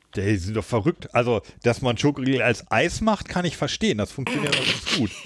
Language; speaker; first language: German; native; German